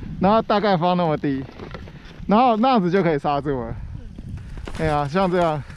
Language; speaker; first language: Chinese; native; Chinese